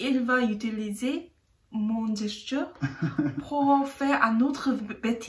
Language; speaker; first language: French; non-native, learner; Korean